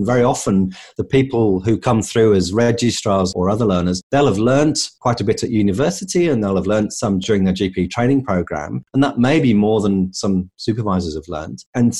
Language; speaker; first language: English; native; English